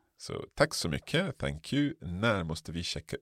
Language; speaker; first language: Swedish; non-native, learner; English